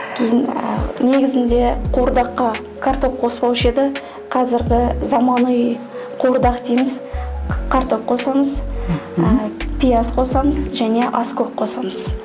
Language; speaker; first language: Kazakh; non-native, local second language; Russian